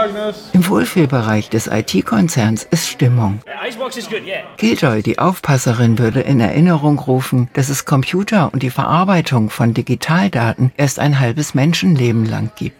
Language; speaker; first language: German; native; German